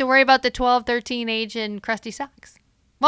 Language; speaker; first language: English; native; English